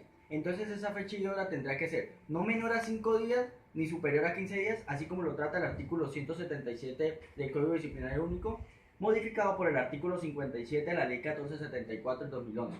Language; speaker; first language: Spanish; native; Spanish